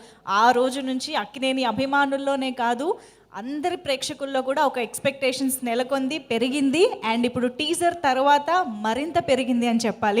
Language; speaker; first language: Telugu; native; Telugu